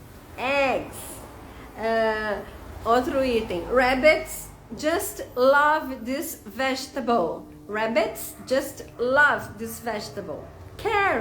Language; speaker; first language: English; non-native, fluent; Portuguese